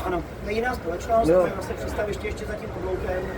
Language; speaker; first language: Czech; native; Czech